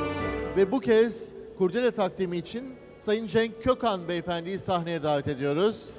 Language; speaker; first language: Turkish; native; Turkish